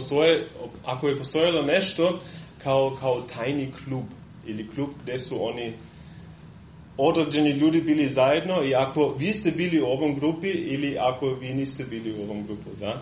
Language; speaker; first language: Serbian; non-native, fluent; German